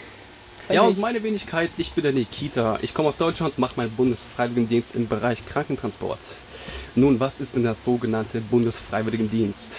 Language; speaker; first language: German; native; German